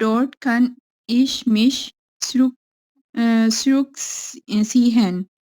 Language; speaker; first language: German; non-native, learner; Urdu